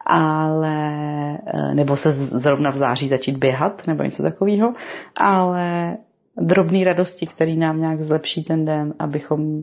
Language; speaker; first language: Czech; native; Czech